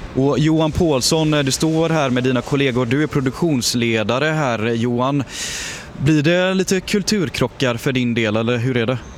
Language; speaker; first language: Swedish; native; Swedish